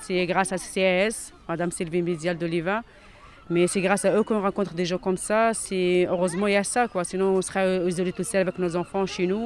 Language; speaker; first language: French; non-native, fluent; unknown